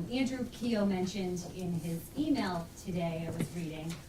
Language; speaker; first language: English; native; English